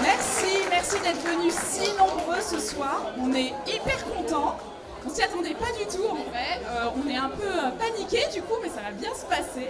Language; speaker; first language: French; native; French